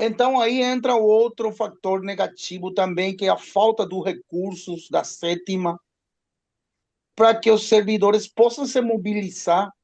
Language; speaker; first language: Portuguese; non-native, learner; Spanish